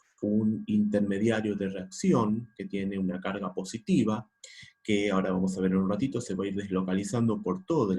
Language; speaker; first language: Spanish; native; Spanish